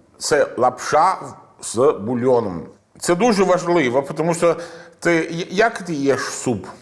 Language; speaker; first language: Ukrainian; non-native, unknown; Italian